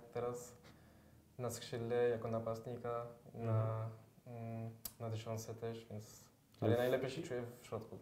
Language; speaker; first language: Polish; early bilingual, heritage; French